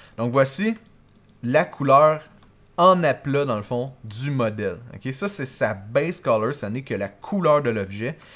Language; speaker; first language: French; native; French